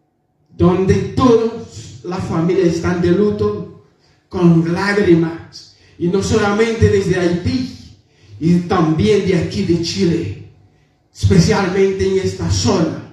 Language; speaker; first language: Spanish; non-native, fluent; Haitian Creole